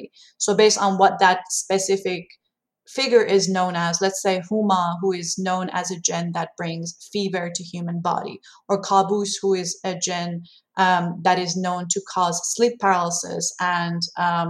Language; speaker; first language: English; non-native, fluent; Persian